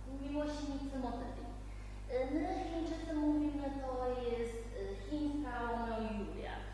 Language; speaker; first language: Polish; non-native, learner; Chinese